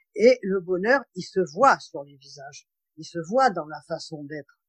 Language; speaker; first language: French; native; French